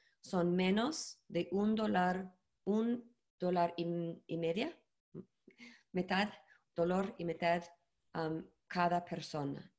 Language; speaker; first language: Spanish; non-native, learner; English